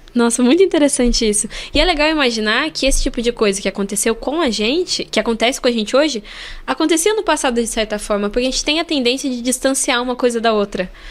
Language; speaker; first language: Portuguese; native; Portuguese